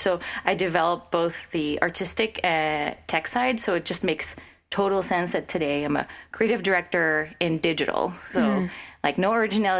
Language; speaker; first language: English; non-native, local second language; French